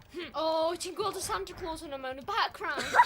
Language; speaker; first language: Welsh; non-native, local second language; English